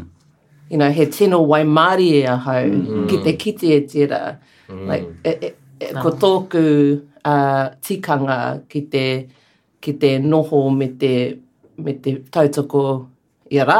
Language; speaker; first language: Māori; non-native, local second language; English